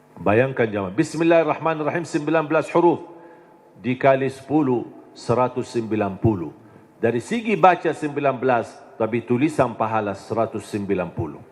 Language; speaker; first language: Indonesian; non-native, fluent; Arabic